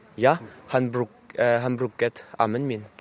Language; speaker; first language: Norwegian; non-native, learner; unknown